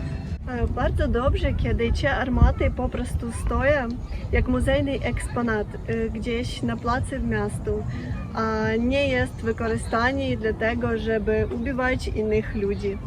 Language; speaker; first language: Polish; non-native, learner; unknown